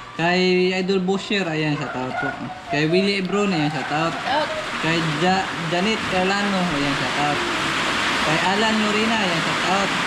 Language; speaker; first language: Filipino; non-native, local second language; Cebuano